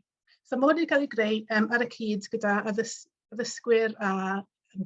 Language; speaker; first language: Welsh; native; Welsh